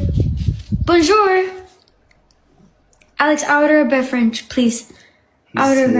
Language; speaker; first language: English; non-native, learner; Amharic